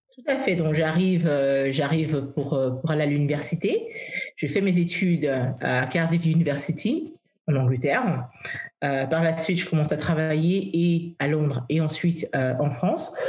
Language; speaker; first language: French; early bilingual, heritage; English